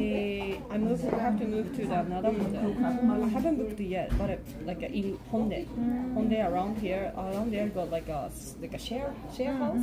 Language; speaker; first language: English; non-native, learner; Japanese